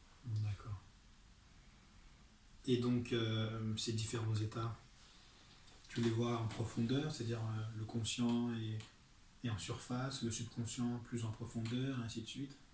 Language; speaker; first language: French; native; French